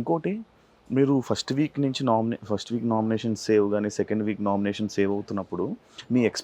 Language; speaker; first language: Telugu; native; Telugu